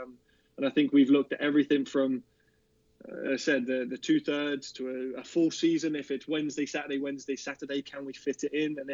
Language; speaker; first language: English; native; English